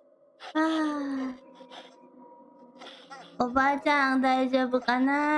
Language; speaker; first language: Japanese; non-native, learner; Thai